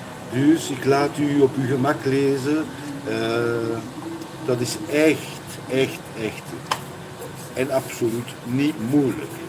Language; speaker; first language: Dutch; non-native, local second language; French